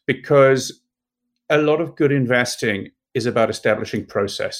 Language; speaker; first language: English; native; English